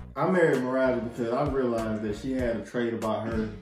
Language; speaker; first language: English; native; English